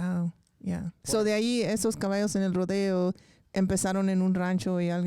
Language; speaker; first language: Spanish; early bilingual, heritage; English